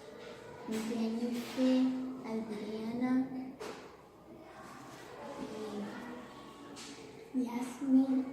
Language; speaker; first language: Catalan; early bilingual, other home language; Urdu